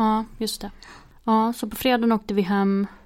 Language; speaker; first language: Swedish; native; Swedish